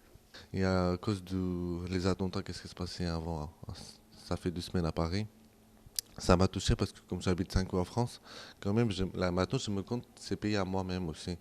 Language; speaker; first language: French; non-native, local second language; Kurdish